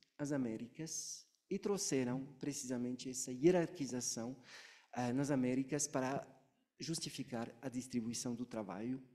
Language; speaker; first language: Portuguese; non-native, fluent; French